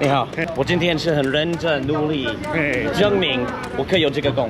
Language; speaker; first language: Chinese; non-native, fluent; English